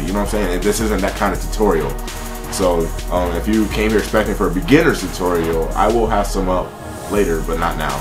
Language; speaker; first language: English; native; English